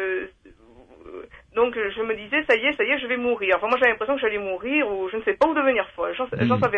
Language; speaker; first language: French; native; French